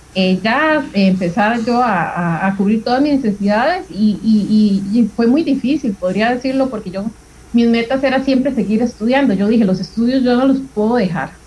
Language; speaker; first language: Spanish; native; Spanish